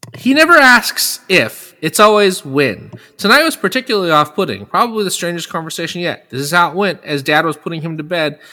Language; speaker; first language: English; native; English